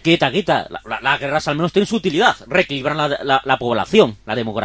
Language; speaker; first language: Spanish; native; Spanish